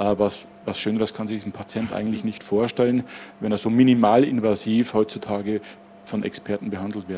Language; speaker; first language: German; native; German